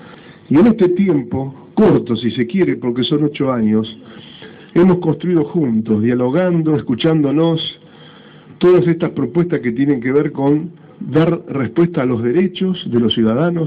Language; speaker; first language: Spanish; native; Spanish